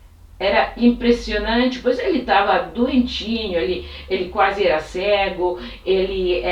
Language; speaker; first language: Portuguese; non-native, fluent; Italian